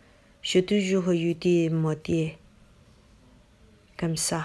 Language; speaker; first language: French; non-native, learner; Chinese